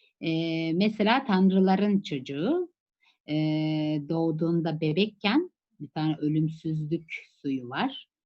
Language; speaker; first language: Turkish; native; Turkish